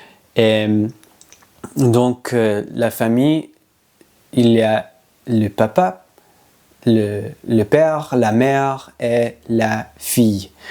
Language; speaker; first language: French; non-native, learner; English